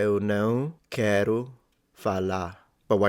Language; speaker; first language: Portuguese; non-native, learner; Italian